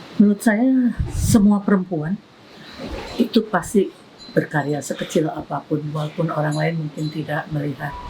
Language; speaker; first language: Indonesian; non-native, local second language; Javanese